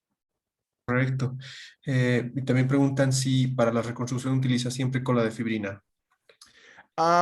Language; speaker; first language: Spanish; native; Spanish